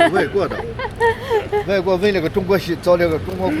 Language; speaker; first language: Chinese; native; Chinese